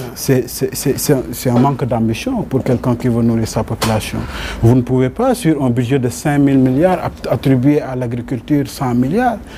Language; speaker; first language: French; non-native, local second language; Wolof